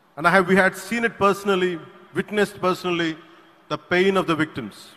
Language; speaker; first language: English; non-native, local second language; Telugu